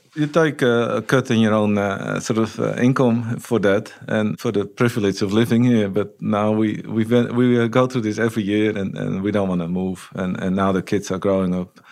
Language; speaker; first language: English; non-native, fluent; Dutch